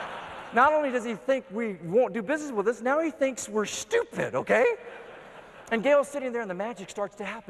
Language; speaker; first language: English; native; English